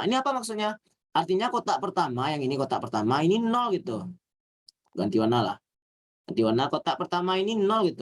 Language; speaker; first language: Indonesian; native; Indonesian